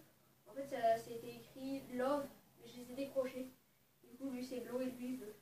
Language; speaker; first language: French; native; French